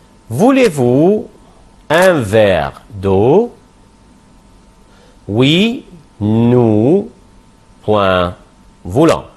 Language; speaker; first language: French; non-native, fluent; Arabic